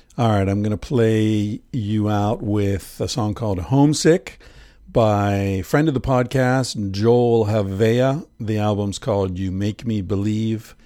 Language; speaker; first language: English; native; English